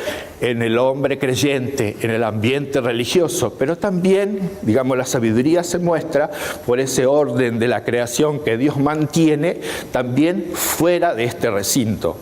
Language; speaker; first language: Spanish; native; Spanish